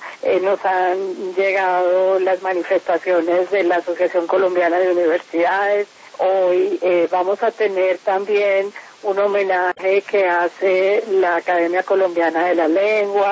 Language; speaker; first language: Spanish; native; Spanish